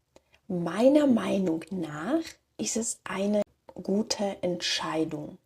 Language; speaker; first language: German; non-native, fluent; Slovak